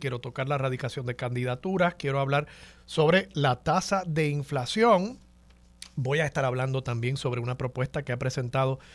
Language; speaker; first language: Spanish; native; Spanish